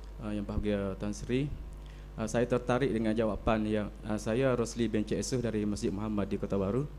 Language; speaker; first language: Malay; native; Malay